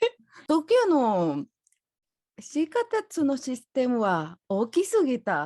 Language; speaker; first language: Japanese; non-native, learner; Spanish